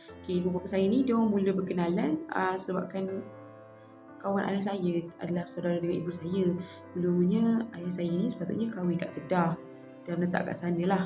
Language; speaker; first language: Malay; native; Malay